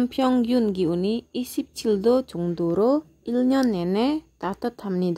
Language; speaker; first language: Korean; non-native, fluent; Indonesian